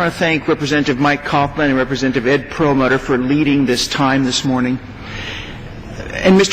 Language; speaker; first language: English; native; English